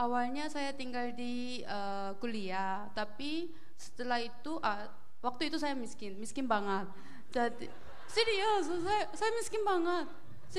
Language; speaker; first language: Indonesian; non-native, learner; Korean